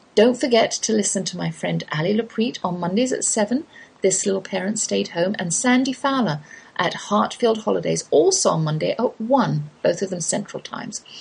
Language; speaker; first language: English; native; English